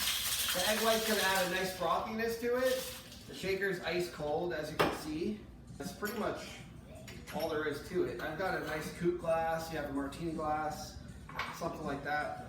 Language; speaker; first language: English; native; English